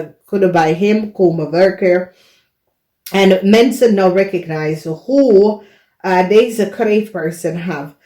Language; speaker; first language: Dutch; non-native, learner; English